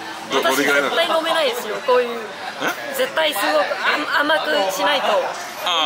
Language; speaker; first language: Japanese; non-native, fluent; Vietnamese